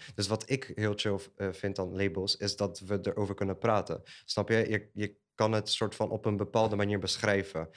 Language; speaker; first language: Dutch; early bilingual, other home language; Polish